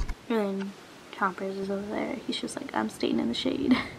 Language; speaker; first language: English; early bilingual, other home language; Spanish